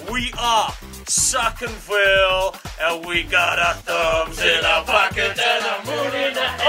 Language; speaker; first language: English; native; English